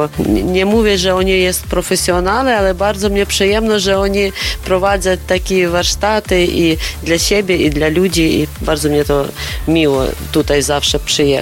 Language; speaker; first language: Polish; non-native, learner; Ukrainian